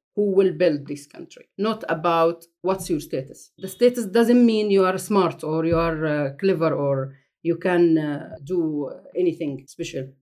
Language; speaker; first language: English; non-native, fluent; Arabic